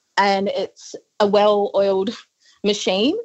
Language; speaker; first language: English; native; English